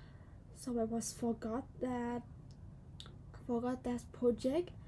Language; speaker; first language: English; non-native, learner; Vietnamese